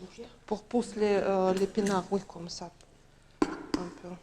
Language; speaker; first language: French; non-native, learner; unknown